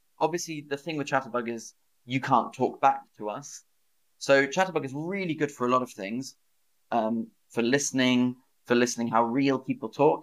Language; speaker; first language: English; native; English